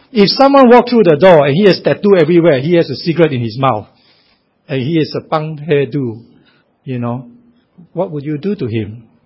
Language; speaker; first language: English; non-native, local second language; Chinese